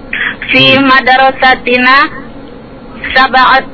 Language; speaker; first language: Arabic; non-native, learner; Indonesian